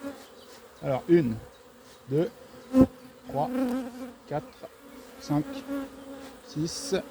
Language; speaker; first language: French; native; French